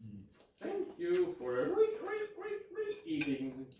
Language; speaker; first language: English; non-native, fluent; Dutch